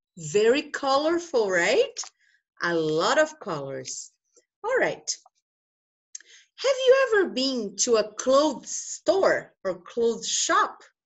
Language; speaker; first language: English; non-native, fluent; Portuguese